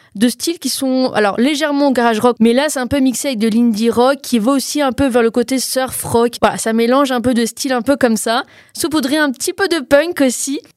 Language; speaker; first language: French; native; French